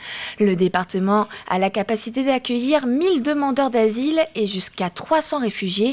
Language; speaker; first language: French; native; French